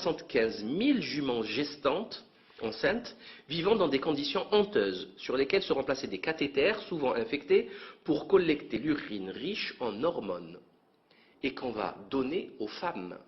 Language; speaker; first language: French; native; French